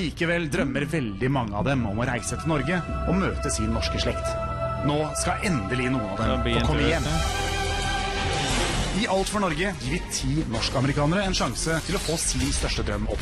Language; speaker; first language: Norwegian; native; Norwegian